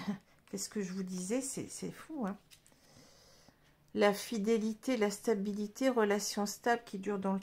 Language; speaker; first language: French; native; French